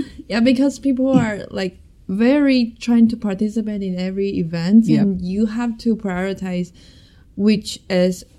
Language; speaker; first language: English; non-native, fluent; Chinese